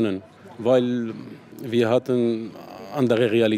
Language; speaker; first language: German; non-native, learner; Arabic